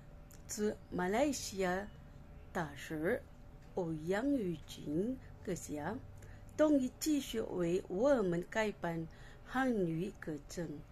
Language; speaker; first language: Chinese; non-native, learner; Malay